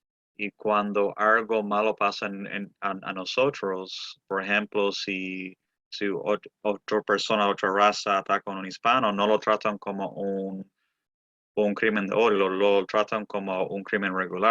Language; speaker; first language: Spanish; early bilingual, heritage; Spanish